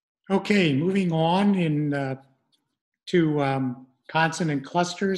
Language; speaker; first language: English; native; English